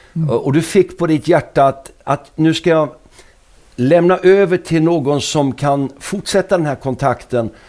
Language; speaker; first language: Swedish; native; Swedish